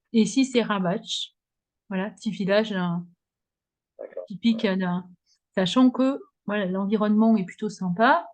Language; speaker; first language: French; native; French